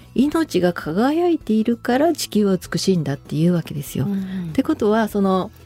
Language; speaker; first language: Japanese; native; Japanese